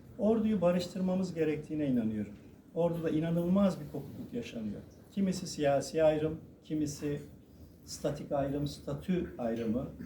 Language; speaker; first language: Turkish; native; Turkish